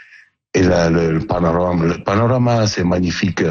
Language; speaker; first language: French; non-native, learner; Italian